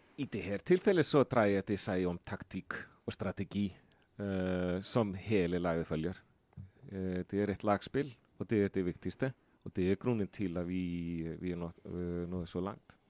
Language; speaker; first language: Norwegian; non-native, fluent; Icelandic